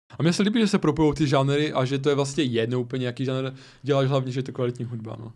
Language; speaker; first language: Czech; native; Czech